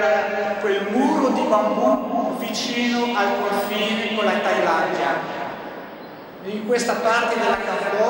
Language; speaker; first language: Italian; non-native, fluent; French